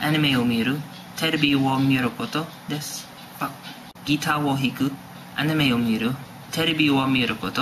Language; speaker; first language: Japanese; non-native, learner; English